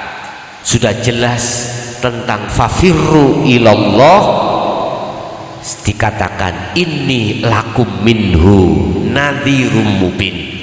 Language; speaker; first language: Indonesian; non-native, local second language; Javanese